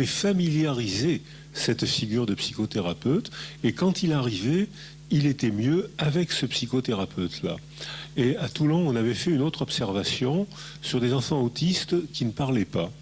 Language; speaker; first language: French; native; French